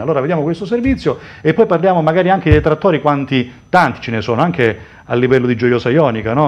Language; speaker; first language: Italian; native; Italian